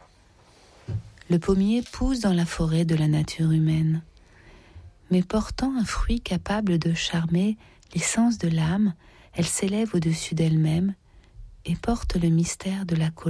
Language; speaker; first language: French; native; French